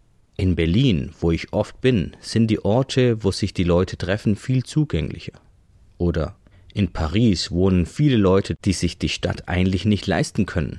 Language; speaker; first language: German; native; German